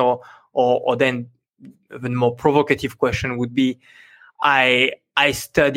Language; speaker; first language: English; non-native, fluent; French